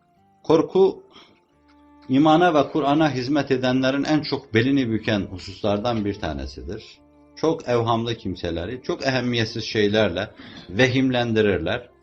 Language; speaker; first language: Turkish; native; Turkish